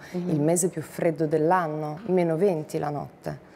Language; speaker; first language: Italian; non-native, fluent; Ukrainian